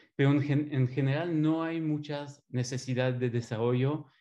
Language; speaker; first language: Spanish; non-native, fluent; French